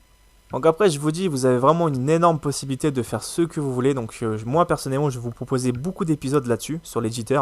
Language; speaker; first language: French; native; French